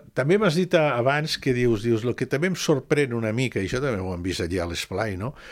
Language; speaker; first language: Catalan; native; Catalan